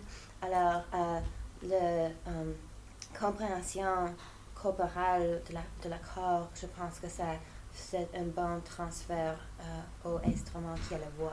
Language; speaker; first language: French; non-native, fluent; English